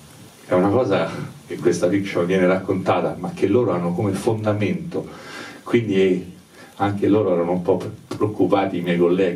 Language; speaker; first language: Italian; native; Italian